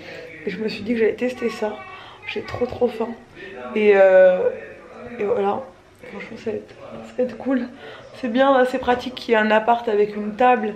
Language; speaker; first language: French; native; French